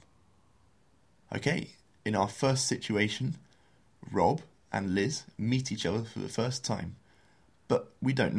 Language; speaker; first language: English; native; English